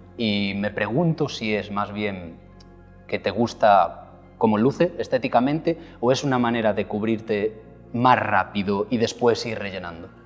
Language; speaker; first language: Spanish; native; Spanish